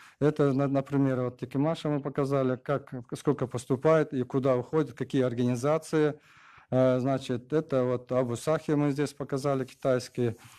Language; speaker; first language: Russian; non-native, local second language; Kyrgyz